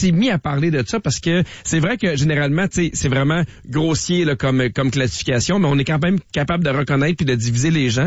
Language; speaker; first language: French; native; French